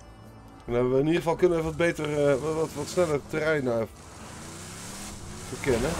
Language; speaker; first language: Dutch; native; Dutch